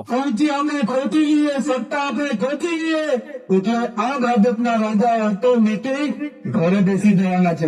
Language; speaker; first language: Gujarati; non-native, local second language; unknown